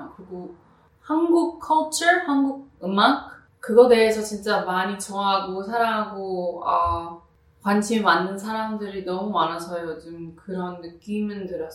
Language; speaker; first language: Korean; early bilingual, heritage; Korean